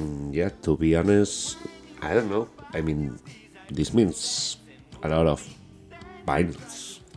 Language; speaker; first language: English; non-native, fluent; Spanish